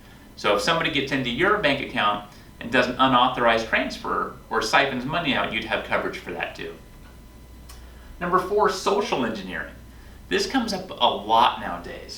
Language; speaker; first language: English; native; English